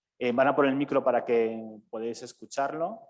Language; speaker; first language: Spanish; native; Spanish